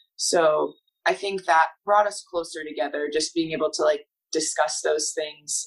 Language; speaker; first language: English; native; English